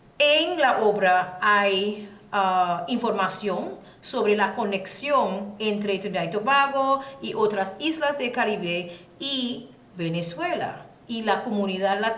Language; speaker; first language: Spanish; non-native, learner; English